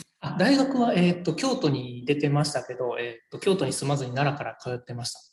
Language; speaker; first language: Japanese; native; Japanese